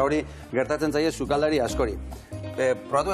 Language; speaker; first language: Basque; native; Basque